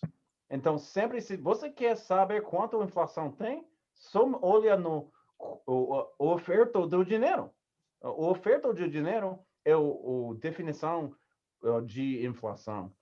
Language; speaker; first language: Portuguese; non-native, learner; English